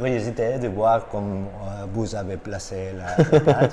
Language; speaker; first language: French; non-native, learner; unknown